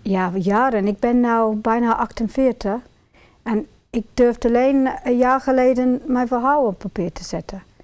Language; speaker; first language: Dutch; non-native, fluent; English